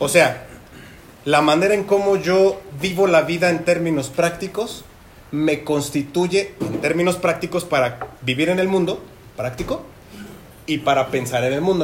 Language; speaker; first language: Spanish; native; Spanish